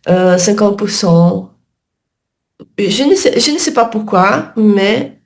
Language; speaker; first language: French; non-native, learner; Portuguese